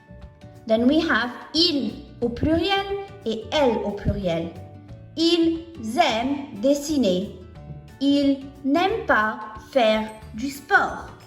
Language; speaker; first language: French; non-native, fluent; English